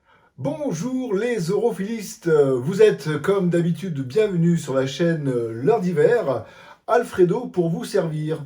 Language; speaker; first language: French; native; French